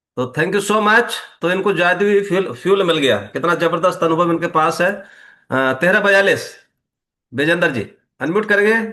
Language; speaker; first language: Hindi; native; Hindi